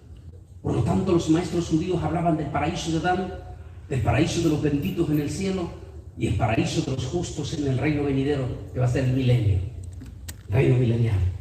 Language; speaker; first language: Spanish; native; Spanish